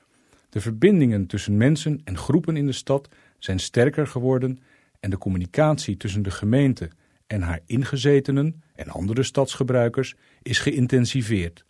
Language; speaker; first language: Dutch; native; Dutch